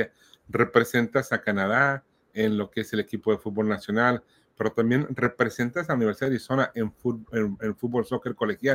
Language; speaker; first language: Spanish; native; Spanish